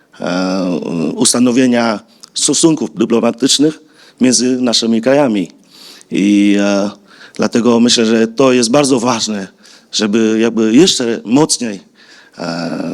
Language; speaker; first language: Polish; non-native, fluent; Vietnamese